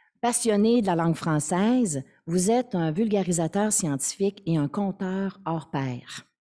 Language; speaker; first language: French; native; French